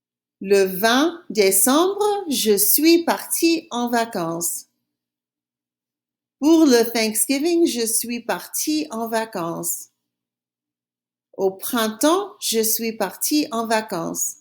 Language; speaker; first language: French; non-native, fluent; English